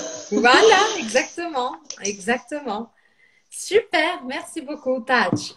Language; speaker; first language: French; non-native, fluent; Portuguese